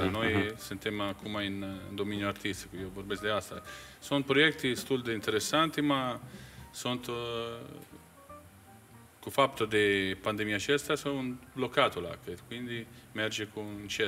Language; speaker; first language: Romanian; non-native, fluent; Italian